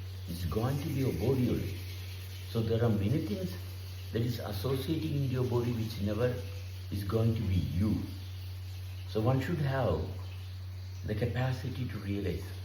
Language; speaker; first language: English; non-native, local second language; Malayalam